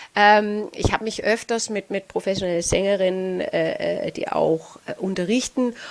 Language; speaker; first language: German; non-native, fluent; Danish